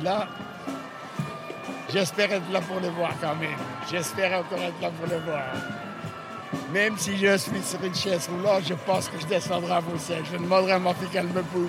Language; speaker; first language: French; early bilingual, other home language; Spanish